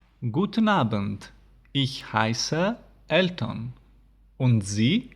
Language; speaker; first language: German; non-native, fluent; Albanian